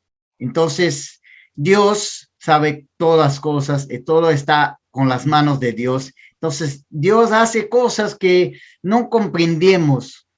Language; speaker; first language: Spanish; non-native, learner; Portuguese